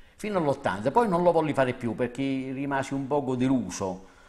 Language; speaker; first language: Italian; native; Italian